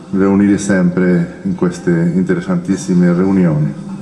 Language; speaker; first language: Italian; non-native, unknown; Catalan